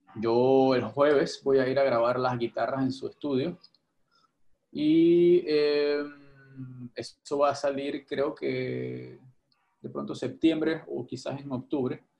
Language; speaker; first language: Spanish; native; Spanish